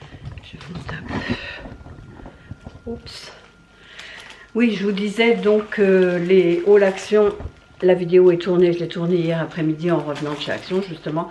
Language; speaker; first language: French; native; French